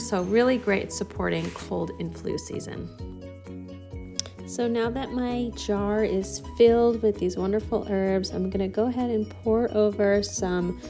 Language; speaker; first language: English; native; English